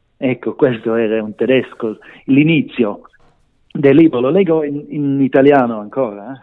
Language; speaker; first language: Italian; non-native, local second language; Romansh